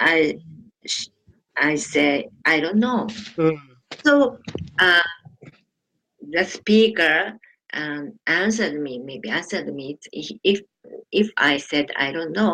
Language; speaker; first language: English; non-native, learner; Japanese